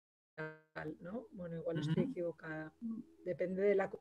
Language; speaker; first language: Spanish; non-native, learner; Portuguese